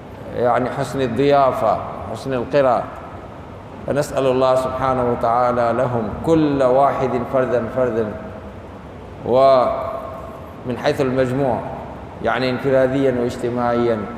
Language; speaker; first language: Arabic; non-native, fluent; Urdu